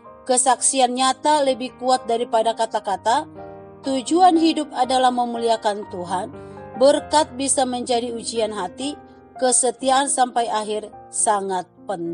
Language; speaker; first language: Indonesian; native; Indonesian